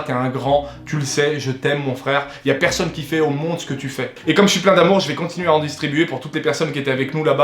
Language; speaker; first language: French; native; French